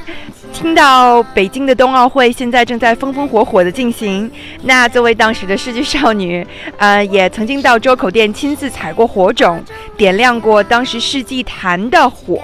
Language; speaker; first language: Chinese; native; Chinese